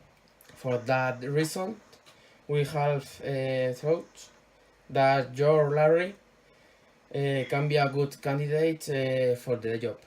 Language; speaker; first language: English; non-native, learner; Spanish